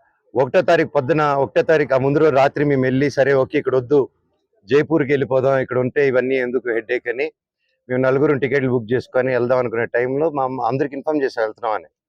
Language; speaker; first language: Telugu; native; Telugu